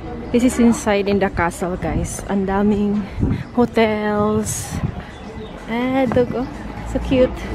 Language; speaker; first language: English; non-native, local second language; Cebuano